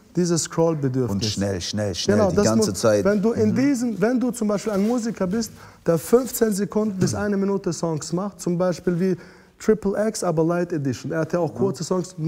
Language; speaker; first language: German; non-native, fluent; Russian